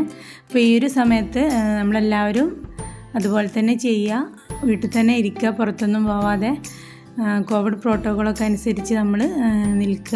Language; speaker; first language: Malayalam; native; Malayalam